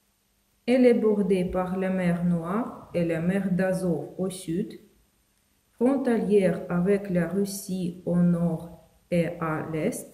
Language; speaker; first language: French; non-native, fluent; Ukrainian